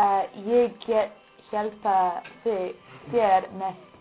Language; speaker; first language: Icelandic; non-native, learner; English